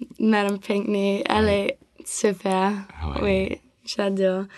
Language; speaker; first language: French; non-native, learner; English